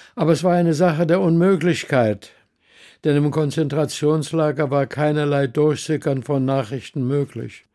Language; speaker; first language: German; native; German